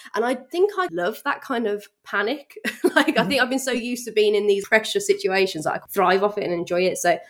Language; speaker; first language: English; native; English